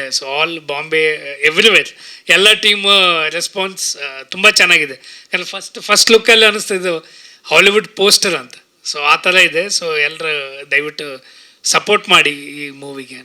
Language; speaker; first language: Kannada; non-native, local second language; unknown